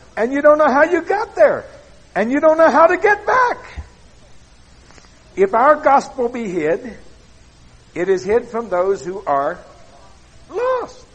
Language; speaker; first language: English; native; English